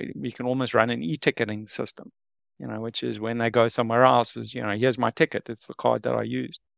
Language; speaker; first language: English; native; English